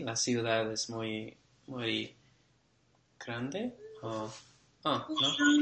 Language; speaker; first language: Spanish; non-native, learner; English